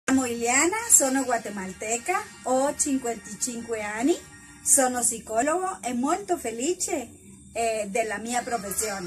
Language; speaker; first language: Italian; non-native, learner; Spanish